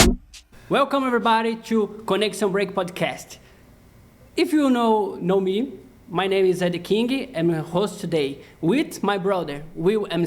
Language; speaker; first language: English; non-native, learner; Portuguese